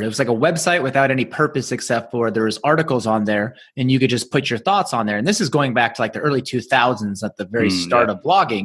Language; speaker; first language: English; native; English